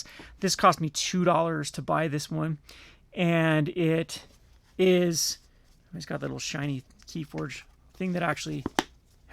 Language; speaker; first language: English; native; English